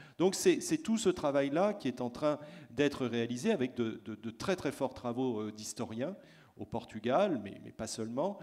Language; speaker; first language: French; native; French